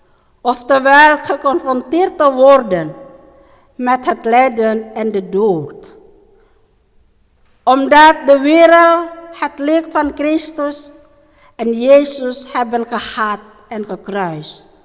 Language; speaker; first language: Dutch; non-native, learner; Indonesian